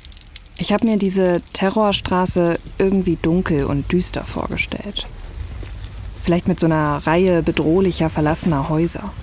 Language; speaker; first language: German; native; German